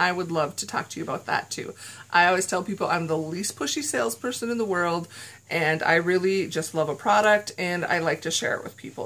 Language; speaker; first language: English; native; English